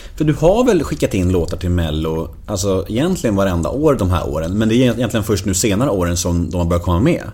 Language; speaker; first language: Swedish; native; Swedish